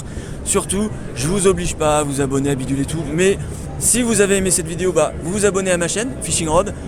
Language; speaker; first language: French; native; French